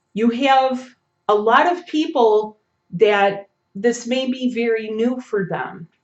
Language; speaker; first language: English; native; English